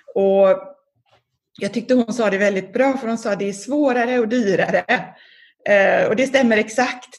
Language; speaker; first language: Swedish; native; Swedish